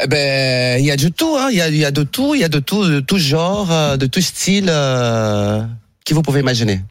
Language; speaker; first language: French; non-native, fluent; Portuguese